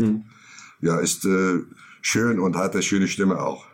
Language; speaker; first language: German; non-native, learner; Kurdish